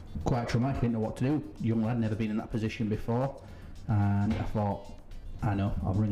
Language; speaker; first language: English; native; English